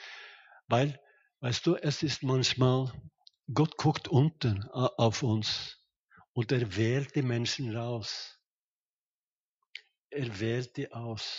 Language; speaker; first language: German; non-native, fluent; Norwegian